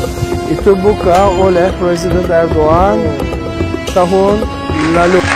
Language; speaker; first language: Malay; non-native, learner; Turkish